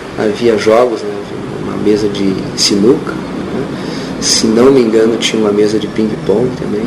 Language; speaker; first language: Portuguese; native; Portuguese